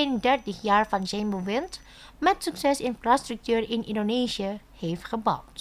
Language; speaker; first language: Dutch; non-native, fluent; Indonesian